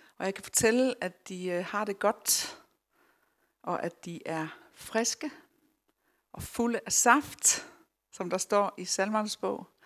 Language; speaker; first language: Danish; early bilingual, other home language; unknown